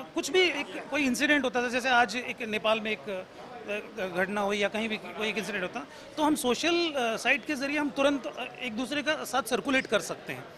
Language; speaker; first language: Hindi; native; Hindi